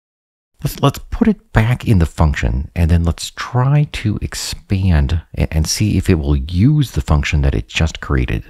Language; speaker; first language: English; native; English